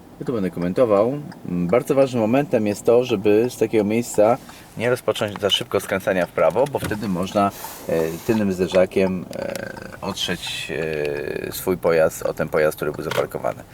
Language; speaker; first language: Polish; native; Polish